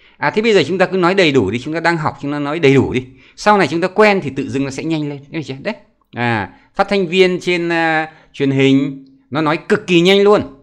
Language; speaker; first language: Vietnamese; native; Vietnamese